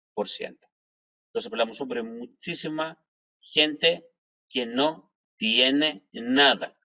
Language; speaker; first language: Spanish; non-native, fluent; Greek